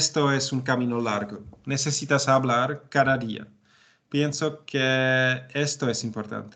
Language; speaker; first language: Spanish; non-native, learner; Czech